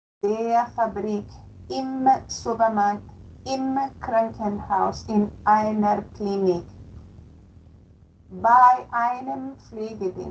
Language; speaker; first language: German; non-native, fluent; Spanish